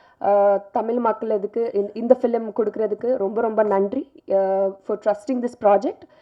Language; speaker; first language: Tamil; non-native, local second language; Telugu